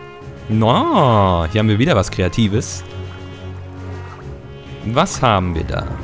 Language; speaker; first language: German; native; German